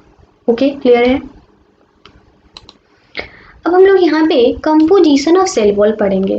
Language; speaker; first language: Hindi; native; Hindi